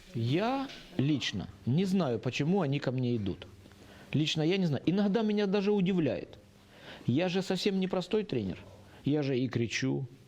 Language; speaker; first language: Russian; native; Russian